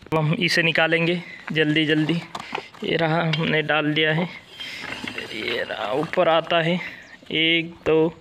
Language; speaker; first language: Hindi; non-native, local second language; Marathi